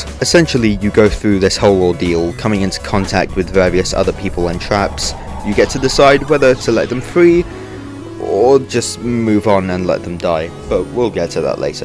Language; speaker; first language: English; native; English